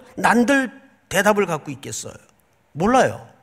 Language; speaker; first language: Korean; native; Korean